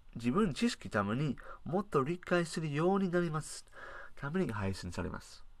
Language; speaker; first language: Japanese; non-native, learner; English